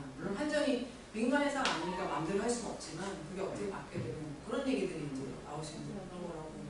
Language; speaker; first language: Korean; native; Korean